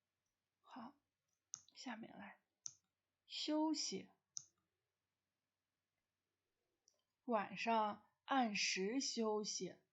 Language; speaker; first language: Chinese; non-native, fluent; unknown